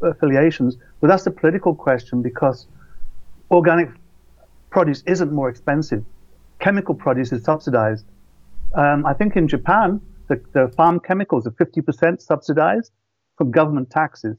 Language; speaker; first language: English; native; English